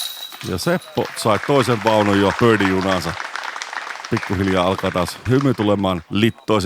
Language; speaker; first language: Finnish; native; Finnish